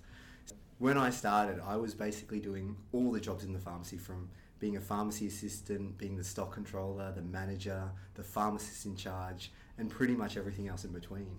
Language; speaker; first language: English; native; English